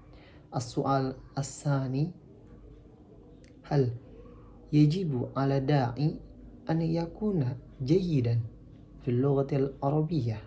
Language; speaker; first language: Arabic; non-native, learner; Indonesian